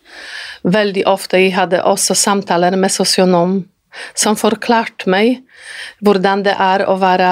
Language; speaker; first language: Norwegian; non-native, fluent; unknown